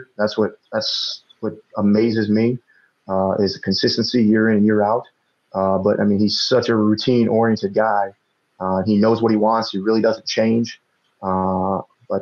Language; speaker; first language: English; native; English